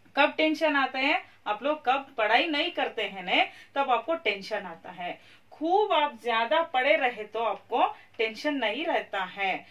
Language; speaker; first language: Hindi; non-native, local second language; Kannada